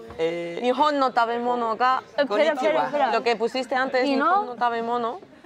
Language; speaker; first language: Spanish; native; Spanish